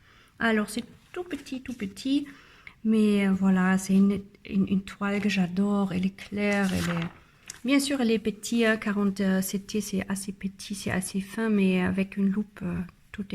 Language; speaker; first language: French; non-native, learner; German